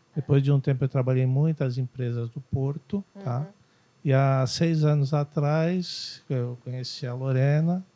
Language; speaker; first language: Portuguese; native; Portuguese